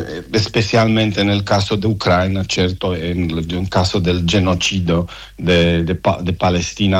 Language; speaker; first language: Italian; non-native, learner; Romanian